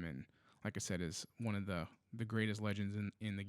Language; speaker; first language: English; native; English